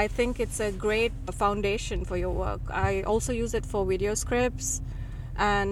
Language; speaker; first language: English; non-native, local second language; Tamil